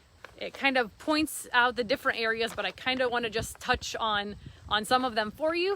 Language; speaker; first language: English; native; English